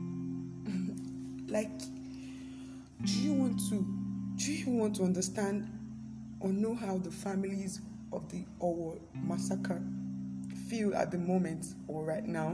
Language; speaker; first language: English; non-native, local second language; Yoruba